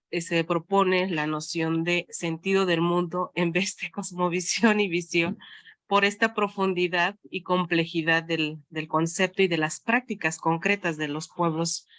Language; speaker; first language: Spanish; native; Spanish